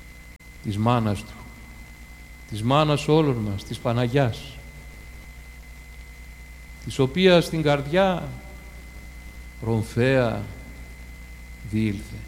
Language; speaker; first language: Greek; native; Greek